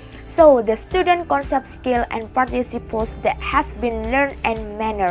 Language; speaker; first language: English; non-native, learner; Indonesian